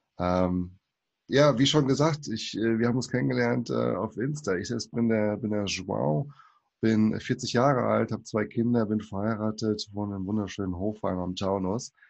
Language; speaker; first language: German; early bilingual, other home language; Portuguese